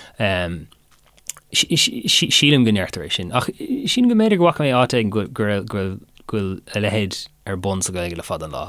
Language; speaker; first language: Irish; non-native, local second language; English